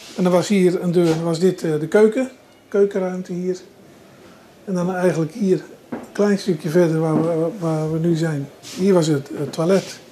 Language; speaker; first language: Dutch; native; Dutch